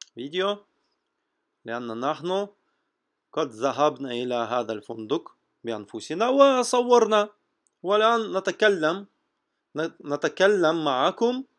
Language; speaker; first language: Arabic; non-native, fluent; Russian